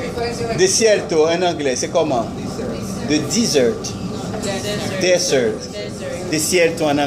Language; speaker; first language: French; non-native, fluent; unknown